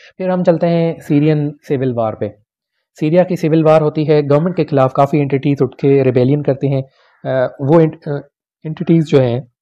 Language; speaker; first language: Urdu; non-native, local second language; Punjabi